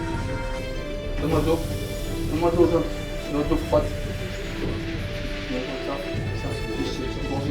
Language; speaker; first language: French; native; French